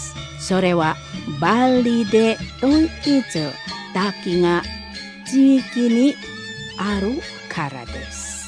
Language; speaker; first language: Japanese; non-native, learner; Indonesian